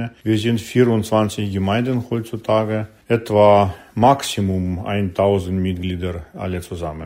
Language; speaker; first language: German; non-native, learner; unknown